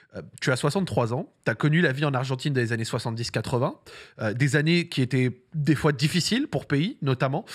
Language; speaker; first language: French; early bilingual, other home language; Arabic